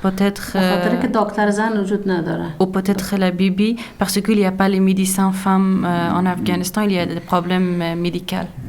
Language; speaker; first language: French; non-native, learner; Persian